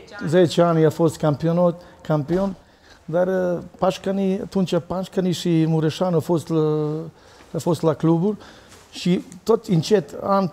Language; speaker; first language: Romanian; non-native, learner; Serbian